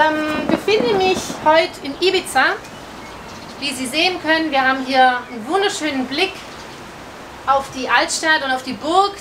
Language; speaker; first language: German; native; German